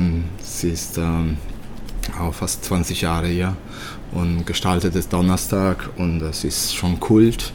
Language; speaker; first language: German; early bilingual, other home language; Italian